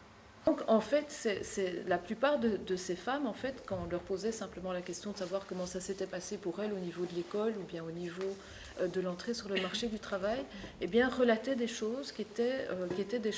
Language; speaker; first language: French; native; French